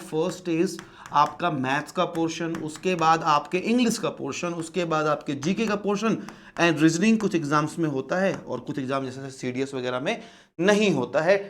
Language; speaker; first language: Hindi; native; Hindi